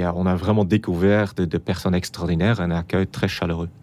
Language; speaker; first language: French; non-native, fluent; Dutch